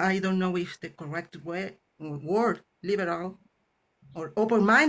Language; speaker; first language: English; non-native, learner; Spanish